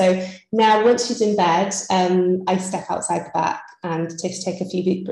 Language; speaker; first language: English; native; English